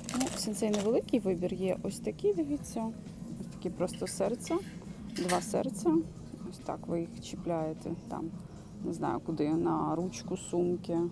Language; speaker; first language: Ukrainian; non-native, local second language; Russian